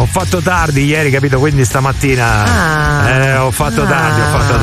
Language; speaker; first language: Italian; native; Italian